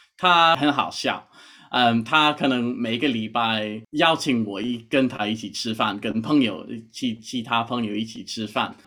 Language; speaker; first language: Chinese; non-native, fluent; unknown